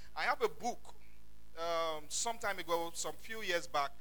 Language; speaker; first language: English; non-native, local second language; Yoruba